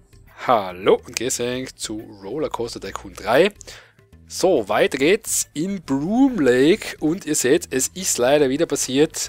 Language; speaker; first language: German; native; German